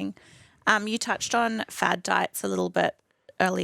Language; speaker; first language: English; native; English